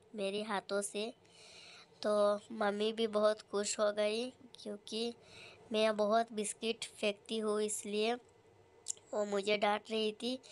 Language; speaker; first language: Hindi; native; Hindi